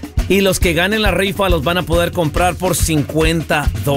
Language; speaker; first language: Spanish; early bilingual, heritage; Spanish